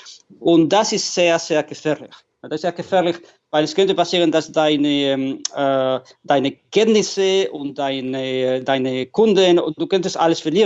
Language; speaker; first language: German; non-native, fluent; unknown